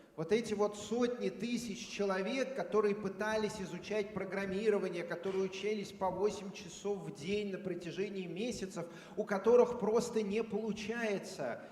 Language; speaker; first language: Russian; native; Russian